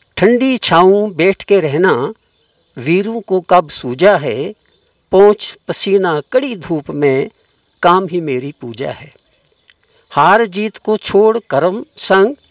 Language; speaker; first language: Hindi; non-native, local second language; Kashmiri